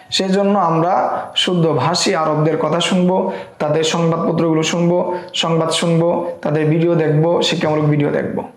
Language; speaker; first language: Bangla; native; Bangla